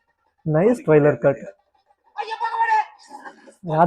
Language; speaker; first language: Tamil; non-native, learner; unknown